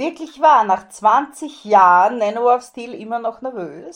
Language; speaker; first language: German; native; German